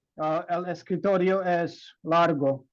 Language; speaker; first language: Spanish; non-native, learner; English